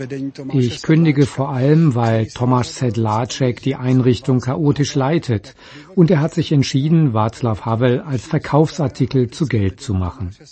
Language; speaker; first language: German; native; German